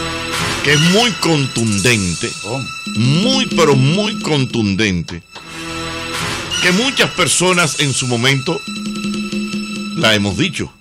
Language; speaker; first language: Spanish; native; Spanish